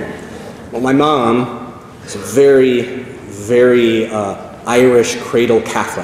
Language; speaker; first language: English; native; English